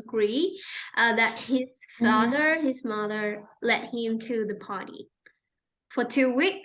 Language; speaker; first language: English; non-native, fluent; Vietnamese